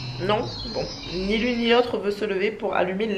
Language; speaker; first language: French; native; French